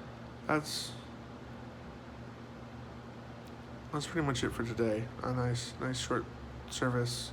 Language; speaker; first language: English; native; English